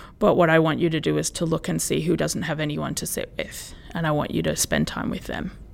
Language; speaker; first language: English; early bilingual, other home language; Spanish